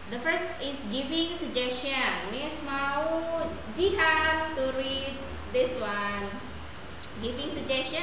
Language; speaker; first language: English; non-native, fluent; Indonesian